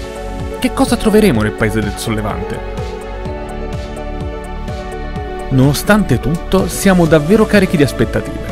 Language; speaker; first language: Italian; native; Italian